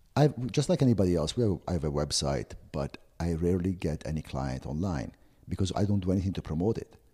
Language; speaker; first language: English; non-native, fluent; Italian